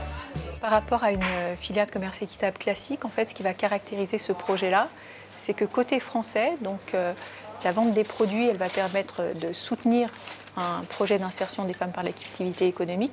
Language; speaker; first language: French; native; French